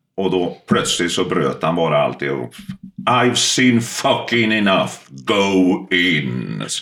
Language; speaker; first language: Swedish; early bilingual, other home language; Finnish